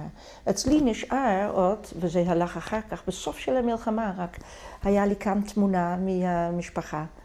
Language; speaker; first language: Hebrew; non-native, fluent; Dutch